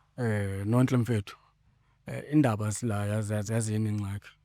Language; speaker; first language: Zulu; non-native, local second language; Xhosa